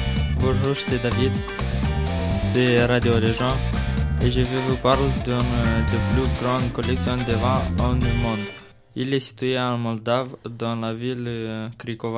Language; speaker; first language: French; non-native, learner; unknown